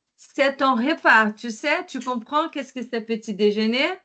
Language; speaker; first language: French; non-native, fluent; Portuguese